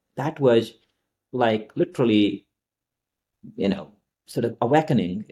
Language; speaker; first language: English; non-native, local second language; Hindi